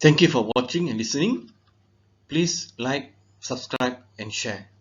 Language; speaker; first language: English; non-native, local second language; Tamil